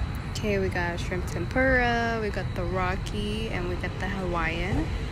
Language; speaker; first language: English; early bilingual, other home language; Spanish